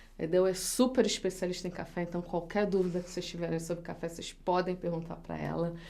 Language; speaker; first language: Portuguese; native; Portuguese